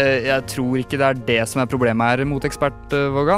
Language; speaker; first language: Norwegian; native; Norwegian